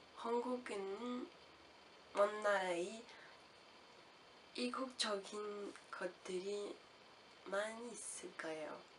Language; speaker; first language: Korean; non-native, learner; French